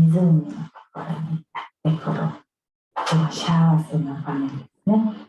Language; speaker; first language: Japanese; non-native, fluent; Mongolian